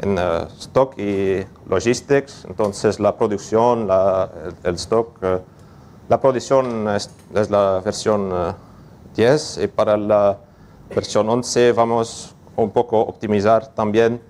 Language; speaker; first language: Spanish; non-native, learner; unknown